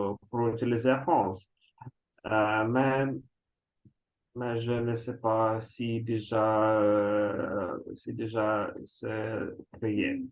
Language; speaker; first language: French; non-native, learner; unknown